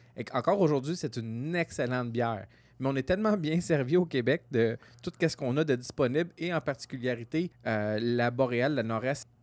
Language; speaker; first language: French; native; French